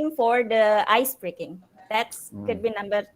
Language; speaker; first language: English; non-native, learner; Indonesian